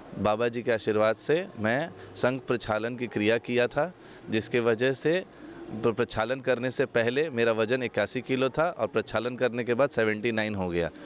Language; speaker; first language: Hindi; native; Hindi